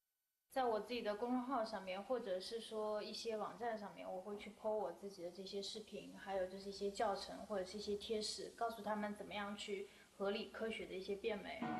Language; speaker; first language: Chinese; native; Chinese